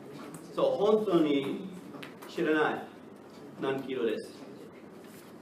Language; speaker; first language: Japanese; non-native, learner; English